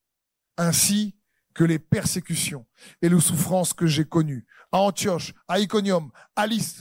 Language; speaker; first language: French; native; French